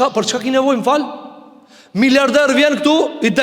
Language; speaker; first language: Albanian; native; Albanian